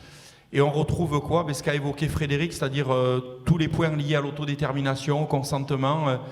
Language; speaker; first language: French; native; French